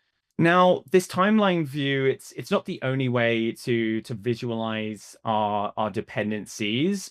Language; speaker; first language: English; native; English